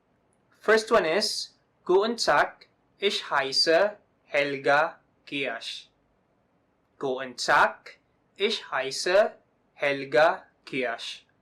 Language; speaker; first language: German; non-native, learner; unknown